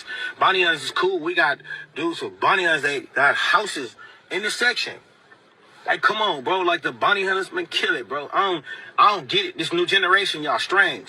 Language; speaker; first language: English; native; English